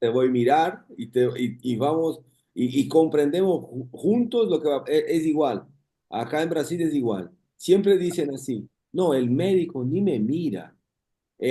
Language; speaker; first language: Spanish; non-native, learner; Portuguese